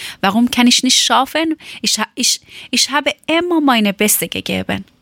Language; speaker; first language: German; non-native, learner; Persian